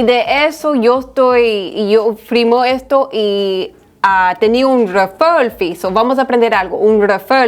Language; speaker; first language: Spanish; early bilingual, heritage; Spanish